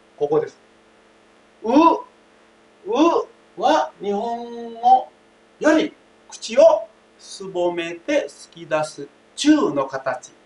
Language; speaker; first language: Japanese; non-native, fluent; Thai